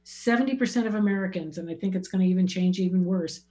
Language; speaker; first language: English; native; English